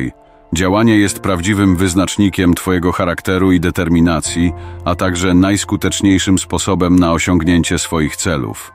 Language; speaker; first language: Polish; native; Polish